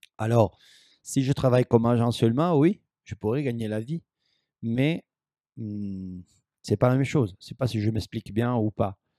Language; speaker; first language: French; non-native, fluent; Spanish